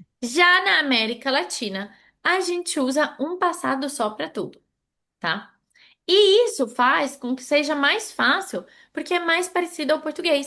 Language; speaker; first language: Portuguese; non-native, fluent; Spanish